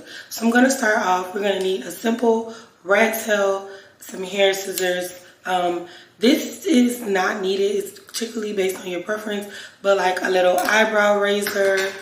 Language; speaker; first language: English; native; English